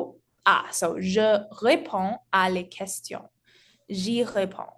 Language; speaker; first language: French; non-native, learner; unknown